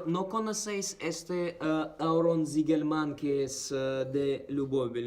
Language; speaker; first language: Spanish; non-native, fluent; Ukrainian